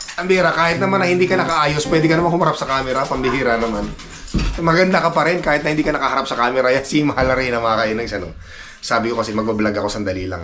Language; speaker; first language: Filipino; non-native, local second language; Iloko